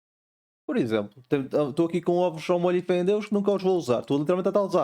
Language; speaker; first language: Portuguese; native; Portuguese